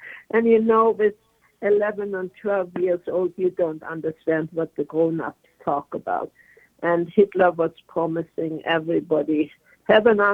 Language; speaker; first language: English; non-native, fluent; German